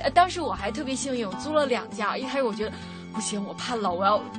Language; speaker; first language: Chinese; native; Chinese